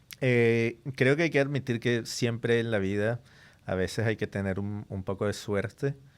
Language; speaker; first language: Spanish; native; Spanish